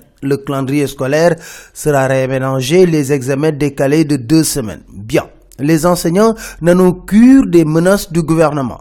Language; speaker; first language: French; non-native, local second language; Wolof